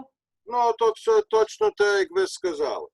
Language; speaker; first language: Ukrainian; early bilingual, heritage; Ukrainian